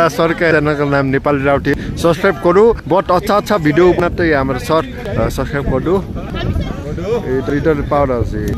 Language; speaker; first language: Hindi; non-native, learner; Nepali